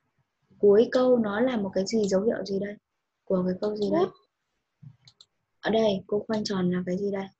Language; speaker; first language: Vietnamese; native; Vietnamese